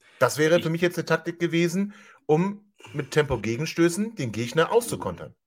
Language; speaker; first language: German; native; German